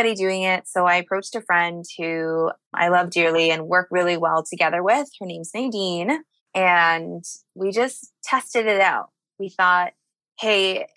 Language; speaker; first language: English; native; English